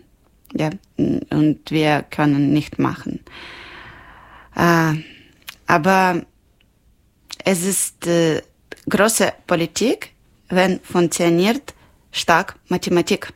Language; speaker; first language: German; non-native, local second language; Ukrainian